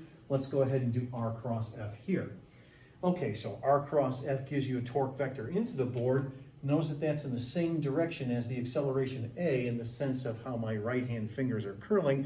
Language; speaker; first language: English; native; English